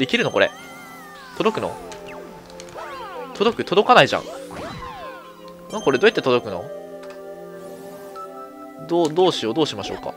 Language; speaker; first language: Japanese; native; Japanese